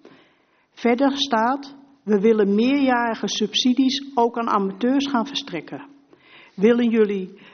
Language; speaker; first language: Dutch; native; Dutch